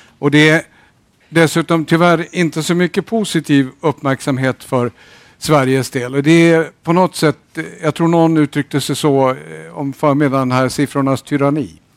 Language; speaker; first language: Swedish; native; Swedish